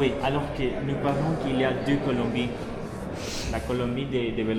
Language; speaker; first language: French; non-native, learner; Spanish